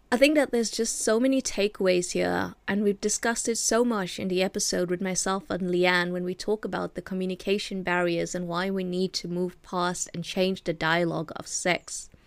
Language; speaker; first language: English; native; English